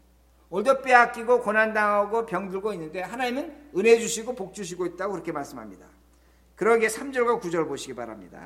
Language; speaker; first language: Korean; native; Korean